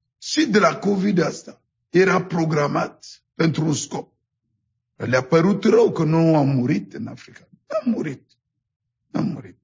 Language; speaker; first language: Romanian; non-native, fluent; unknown